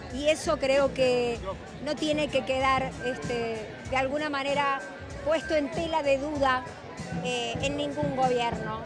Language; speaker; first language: Spanish; native; Spanish